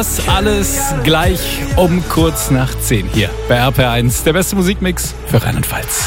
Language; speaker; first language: German; native; German